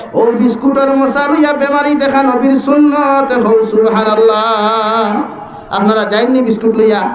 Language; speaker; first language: Bangla; native; Bangla